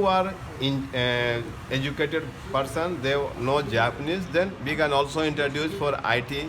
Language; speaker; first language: English; non-native, local second language; Hindi